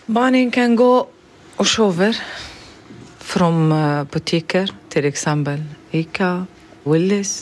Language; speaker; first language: Swedish; non-native, learner; Arabic